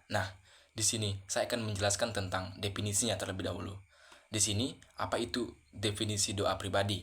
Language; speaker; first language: Indonesian; native; Indonesian